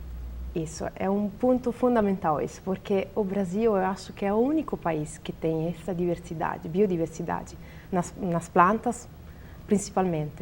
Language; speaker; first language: Portuguese; non-native, learner; Italian